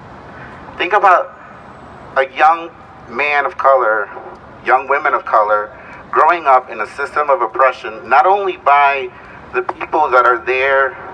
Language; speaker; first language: English; early bilingual, other home language; Spanish